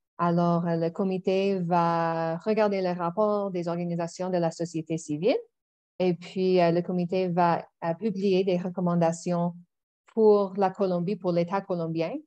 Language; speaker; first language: French; non-native, local second language; English